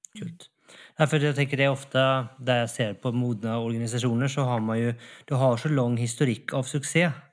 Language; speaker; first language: Norwegian; non-native, fluent; Swedish